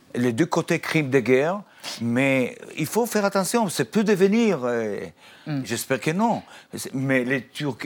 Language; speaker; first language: French; non-native, fluent; Hebrew